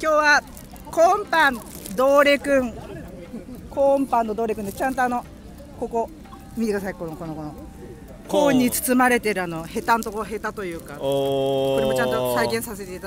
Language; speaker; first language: Japanese; native; Japanese